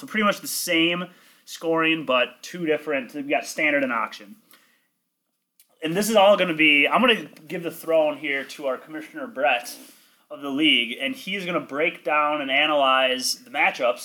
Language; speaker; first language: English; native; English